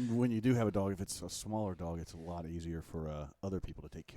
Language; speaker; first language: English; native; English